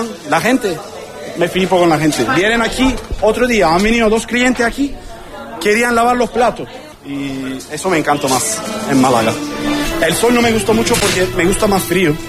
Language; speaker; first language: Spanish; non-native, learner; Turkish